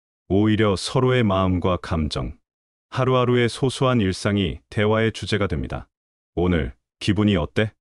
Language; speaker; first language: Korean; native; Korean